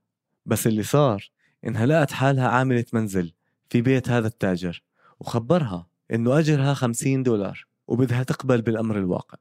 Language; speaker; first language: Arabic; native; Arabic